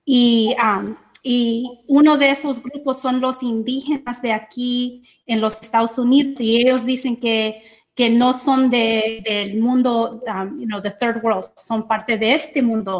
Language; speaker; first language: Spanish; early bilingual, heritage; English